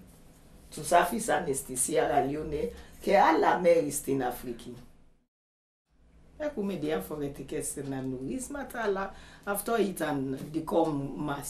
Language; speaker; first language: Greek; non-native, learner; Krio